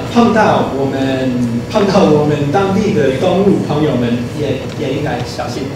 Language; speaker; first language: Chinese; non-native, fluent; English